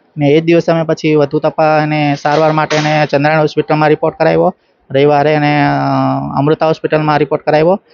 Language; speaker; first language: Gujarati; native; Gujarati